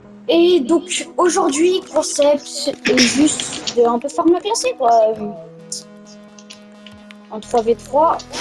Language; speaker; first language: French; native; French